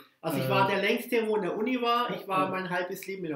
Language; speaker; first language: German; early bilingual, other home language; English